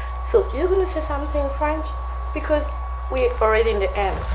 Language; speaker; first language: English; non-native, learner; French